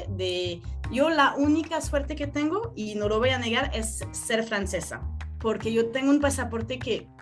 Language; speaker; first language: Spanish; non-native, fluent; French